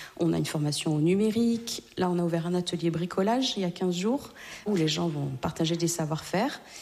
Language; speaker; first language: French; native; French